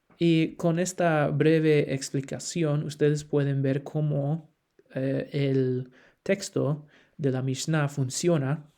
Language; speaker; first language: Spanish; non-native, fluent; English